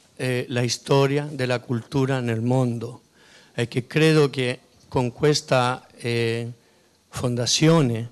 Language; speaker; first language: Italian; non-native, fluent; Spanish